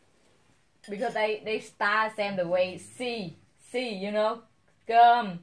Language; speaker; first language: English; non-native, learner; Vietnamese